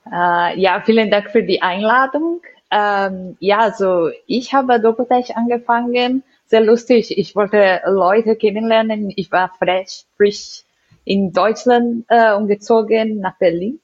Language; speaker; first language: German; non-native, fluent; Portuguese